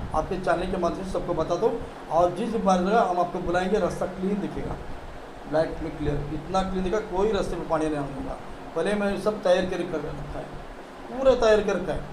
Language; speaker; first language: Hindi; non-native, local second language; Marathi